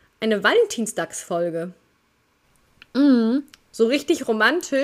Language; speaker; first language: German; native; German